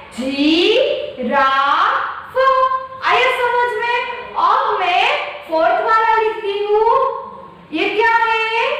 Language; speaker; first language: Hindi; non-native, local second language; Gujarati